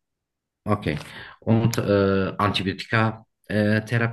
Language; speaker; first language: German; non-native, learner; Turkish